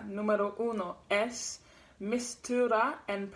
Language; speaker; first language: Spanish; non-native, learner; English